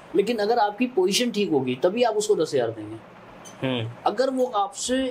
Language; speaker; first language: Hindi; native; Hindi